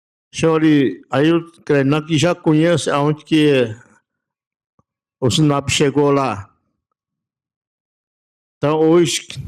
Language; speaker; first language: Portuguese; non-native, local second language; Yanomámi